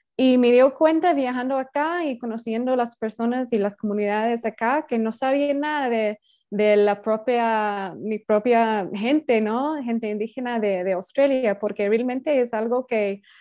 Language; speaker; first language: Spanish; non-native, fluent; English